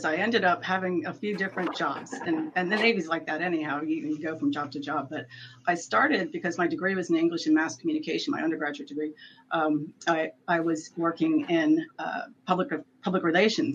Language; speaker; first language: English; native; English